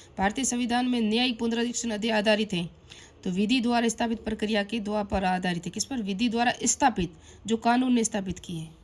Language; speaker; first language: Hindi; native; Hindi